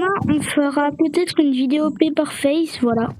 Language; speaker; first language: French; native; French